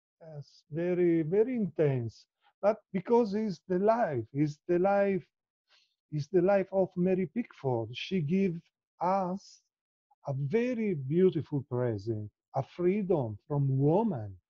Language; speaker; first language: English; non-native, learner; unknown